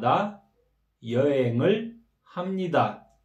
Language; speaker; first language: Korean; non-native, fluent; Kyrgyz